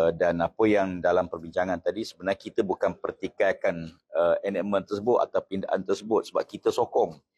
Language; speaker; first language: Malay; native; Malay